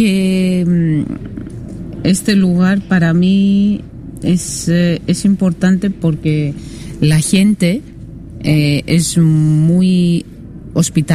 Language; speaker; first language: Spanish; non-native, fluent; Greek